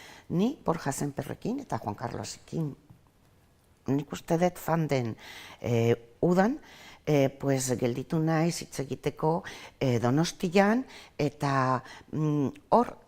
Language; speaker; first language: Basque; non-native, local second language; Spanish